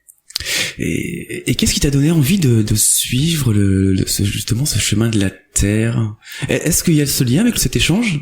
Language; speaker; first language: French; native; French